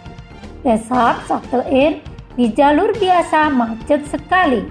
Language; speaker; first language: German; non-native, learner; Indonesian